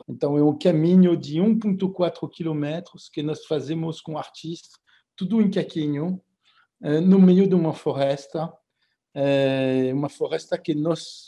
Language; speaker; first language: Portuguese; non-native, fluent; French